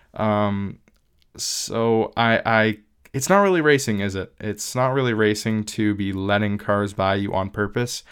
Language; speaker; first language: English; native; English